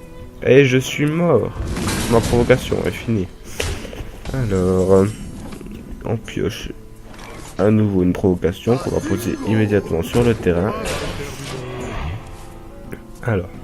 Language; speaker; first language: French; native; French